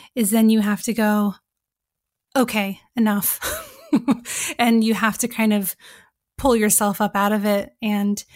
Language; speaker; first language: English; native; English